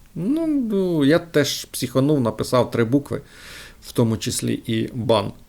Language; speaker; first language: Ukrainian; non-native, local second language; Russian